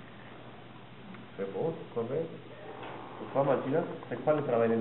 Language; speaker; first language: French; non-native, learner; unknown